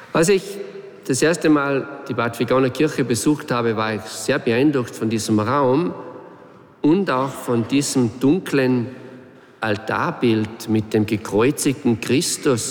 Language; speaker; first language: German; native; German